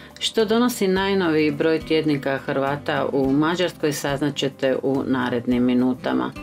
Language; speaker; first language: Croatian; early bilingual, heritage; Croatian